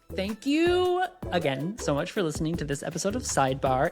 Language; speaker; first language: English; native; English